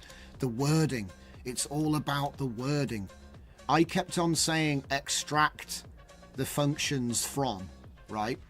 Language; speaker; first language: English; native; English